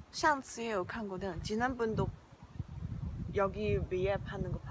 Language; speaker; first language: Korean; non-native, learner; Chinese